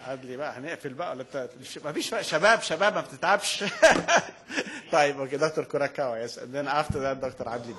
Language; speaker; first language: Arabic; native; Arabic